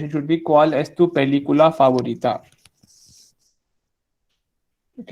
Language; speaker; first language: Spanish; non-native, fluent; Hindi